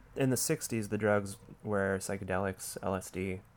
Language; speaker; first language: English; native; English